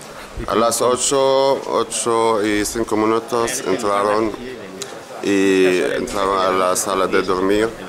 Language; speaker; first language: Spanish; non-native, learner; Arabic